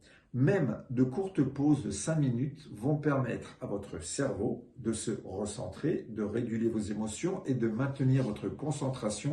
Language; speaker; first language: French; native; French